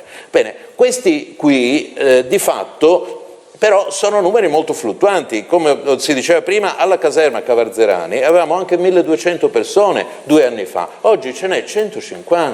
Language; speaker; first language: Italian; native; Italian